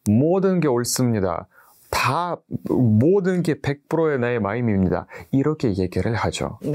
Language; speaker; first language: Korean; non-native, fluent; Russian